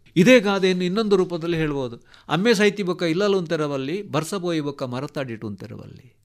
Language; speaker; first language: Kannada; non-native, local second language; Tulu